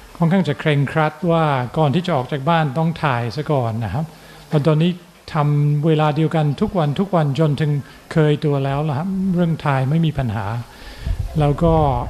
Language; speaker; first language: Thai; non-native, fluent; English